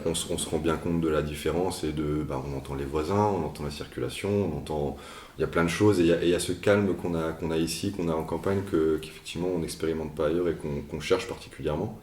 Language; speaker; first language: French; native; French